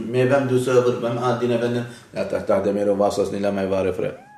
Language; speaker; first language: Norwegian; non-native, fluent; Arabic